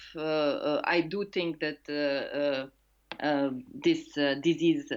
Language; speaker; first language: English; non-native, fluent; Serbian